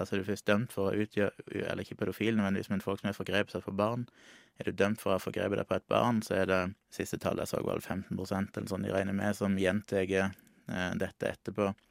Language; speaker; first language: Norwegian; native; Norwegian